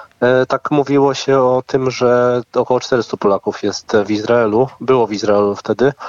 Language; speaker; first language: Polish; native; Polish